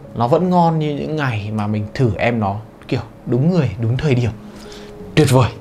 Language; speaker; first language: Vietnamese; native; Vietnamese